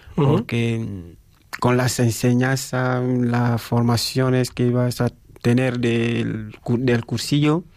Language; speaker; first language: Spanish; non-native, fluent; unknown